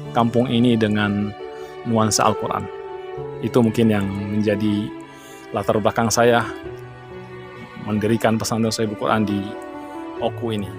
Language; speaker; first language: Indonesian; native; Indonesian